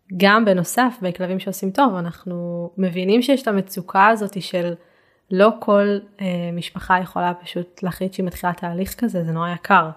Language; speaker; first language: Hebrew; native; Hebrew